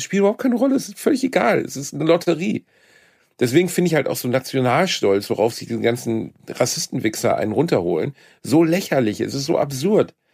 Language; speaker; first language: German; native; German